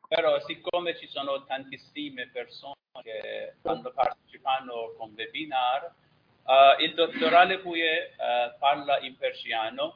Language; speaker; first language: Italian; non-native, fluent; Persian